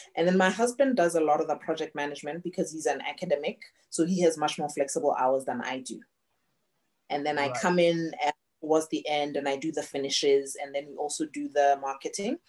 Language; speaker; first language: English; non-native, local second language; Tswana